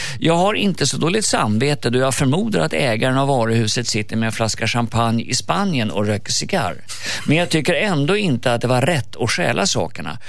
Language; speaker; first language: Swedish; native; Swedish